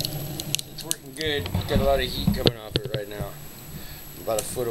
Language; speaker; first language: English; native; English